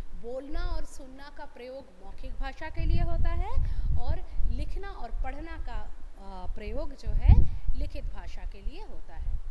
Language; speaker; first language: Hindi; non-native, local second language; Bangla